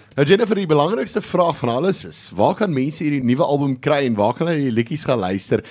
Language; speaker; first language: Afrikaans; native; Afrikaans